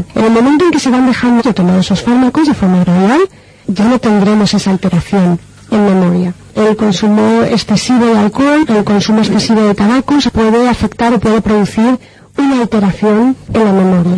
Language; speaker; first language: Spanish; native; Spanish